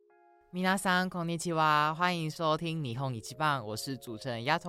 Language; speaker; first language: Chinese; native; Chinese